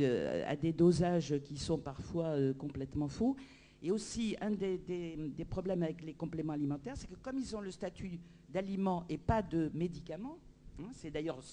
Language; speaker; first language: French; native; French